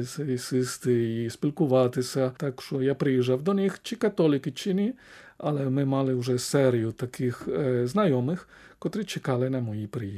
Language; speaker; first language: Ukrainian; non-native, fluent; Spanish